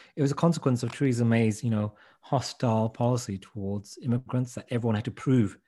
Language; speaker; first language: English; native; English